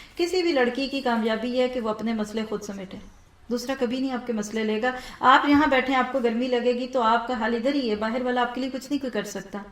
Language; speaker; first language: Urdu; native; Urdu